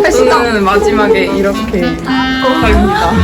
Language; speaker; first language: Korean; non-native, learner; Japanese